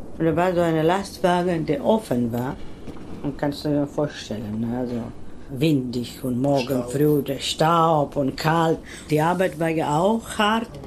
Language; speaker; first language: German; non-native, fluent; Greek